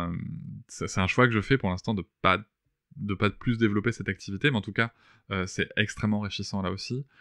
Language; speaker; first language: French; native; French